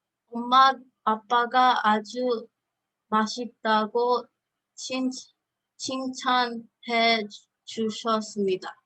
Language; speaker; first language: Korean; early bilingual, heritage; Korean